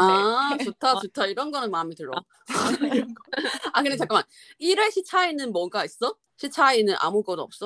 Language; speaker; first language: Korean; non-native, fluent; Chinese